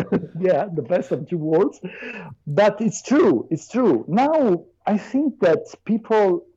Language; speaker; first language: English; non-native, fluent; Italian